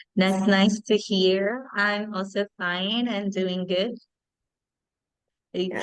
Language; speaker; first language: English; non-native, fluent; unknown